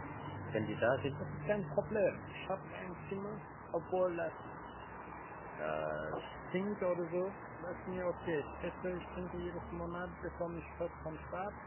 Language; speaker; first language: German; non-native, learner; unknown